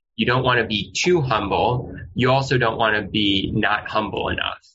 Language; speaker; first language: English; native; English